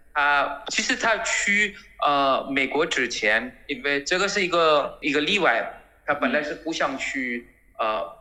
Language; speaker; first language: Chinese; non-native, fluent; Gujarati